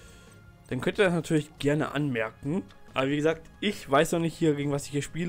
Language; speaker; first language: German; native; German